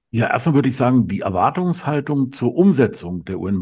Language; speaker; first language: German; native; German